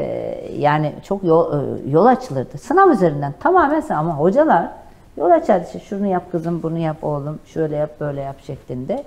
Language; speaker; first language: Turkish; native; Turkish